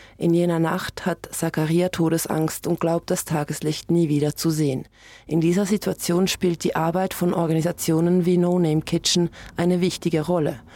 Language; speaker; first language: German; native; German